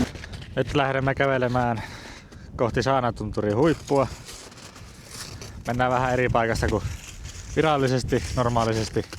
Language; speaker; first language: Finnish; native; Finnish